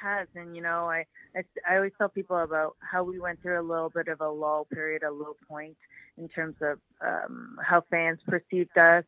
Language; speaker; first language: English; native; English